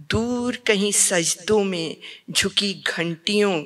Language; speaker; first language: Hindi; native; Hindi